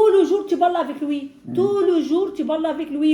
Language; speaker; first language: French; non-native, fluent; Arabic